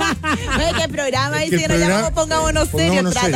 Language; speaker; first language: Spanish; native; Spanish